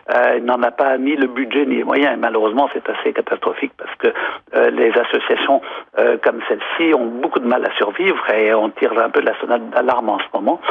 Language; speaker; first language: French; native; French